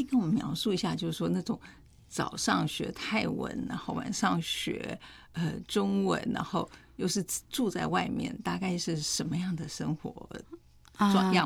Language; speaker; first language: Chinese; native; Chinese